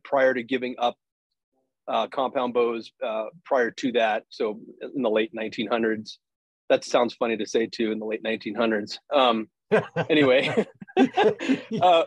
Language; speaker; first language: English; native; English